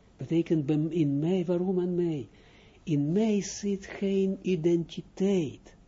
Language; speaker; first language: Dutch; non-native, fluent; Hebrew